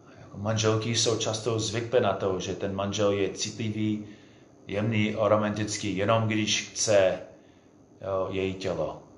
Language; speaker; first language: Czech; non-native, fluent; English